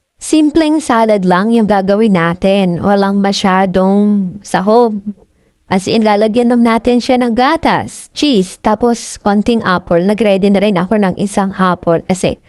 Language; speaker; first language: Filipino; non-native, local second language; Bikol